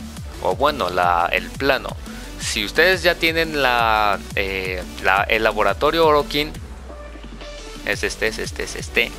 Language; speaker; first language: Spanish; native; Spanish